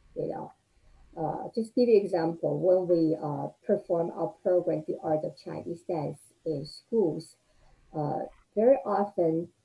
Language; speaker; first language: English; non-native, fluent; Chinese